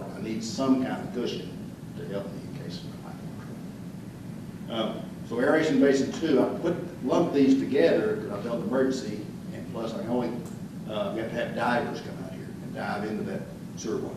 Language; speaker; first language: English; native; English